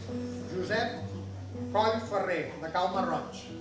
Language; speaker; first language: Catalan; native; Catalan